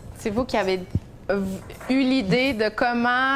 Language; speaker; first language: French; native; French